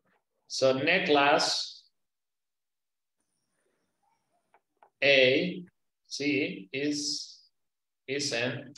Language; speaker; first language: English; non-native, fluent; Spanish